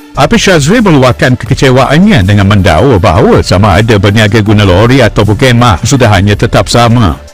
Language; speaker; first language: Malay; native; Malay